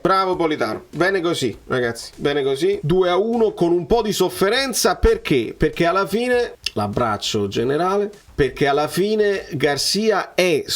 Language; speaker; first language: Italian; native; Italian